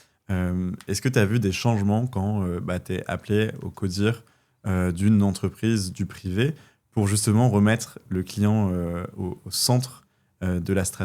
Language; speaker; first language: French; native; French